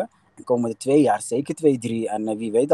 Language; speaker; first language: Dutch; early bilingual, other home language; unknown